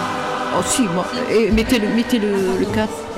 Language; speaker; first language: French; native; French